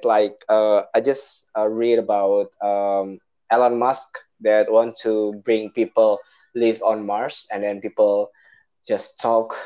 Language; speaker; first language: English; non-native, learner; Indonesian